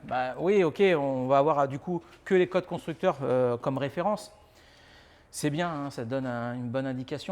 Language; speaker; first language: French; native; French